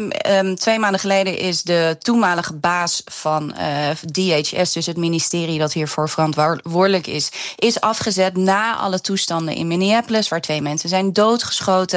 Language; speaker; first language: Dutch; native; Dutch